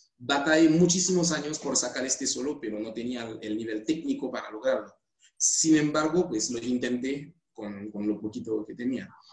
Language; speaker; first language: Spanish; non-native, fluent; Haitian Creole